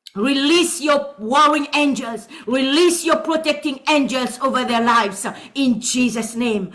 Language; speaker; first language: English; non-native, local second language; Morisyen